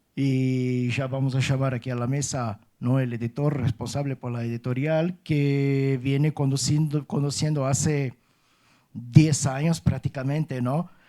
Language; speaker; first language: Spanish; non-native, fluent; Portuguese